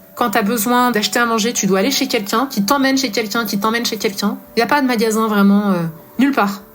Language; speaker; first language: French; native; French